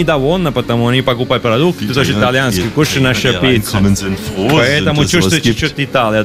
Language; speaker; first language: Russian; non-native, learner; Italian